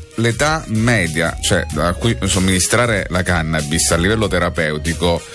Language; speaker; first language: Italian; native; Italian